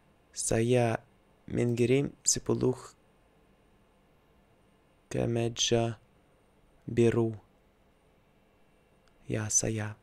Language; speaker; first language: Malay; non-native, learner; Russian